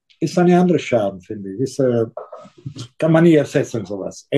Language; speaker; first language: German; non-native, local second language; Italian